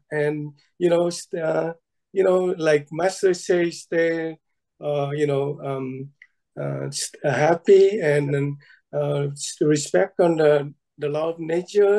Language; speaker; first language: English; non-native, fluent; Vietnamese